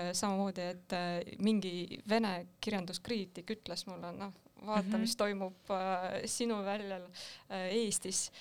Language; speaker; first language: Estonian; non-native, local second language; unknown